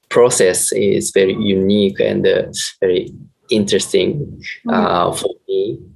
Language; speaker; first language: English; non-native, learner; Japanese